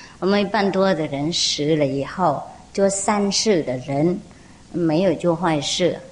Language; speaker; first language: Chinese; non-native, fluent; Vietnamese